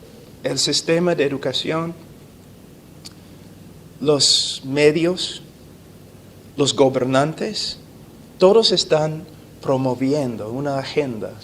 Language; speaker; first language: Spanish; non-native, fluent; English